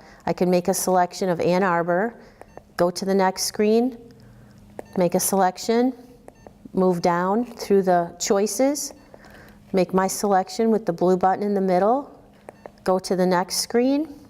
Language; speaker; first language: English; native; English